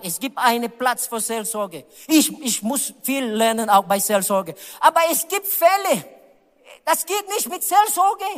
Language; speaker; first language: German; non-native, learner; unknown